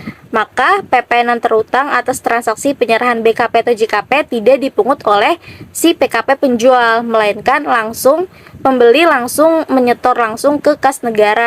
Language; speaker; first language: Indonesian; native; Indonesian